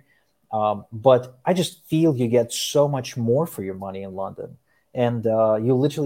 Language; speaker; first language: English; early bilingual, other home language; Ukrainian